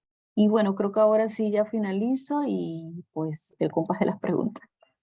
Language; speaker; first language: Spanish; native; Spanish